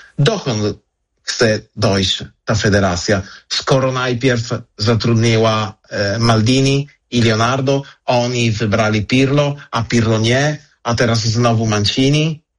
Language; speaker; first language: Polish; non-native, fluent; Italian